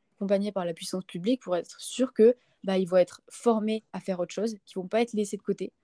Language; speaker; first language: French; native; French